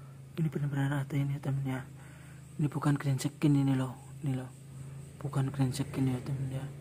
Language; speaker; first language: Indonesian; native; Indonesian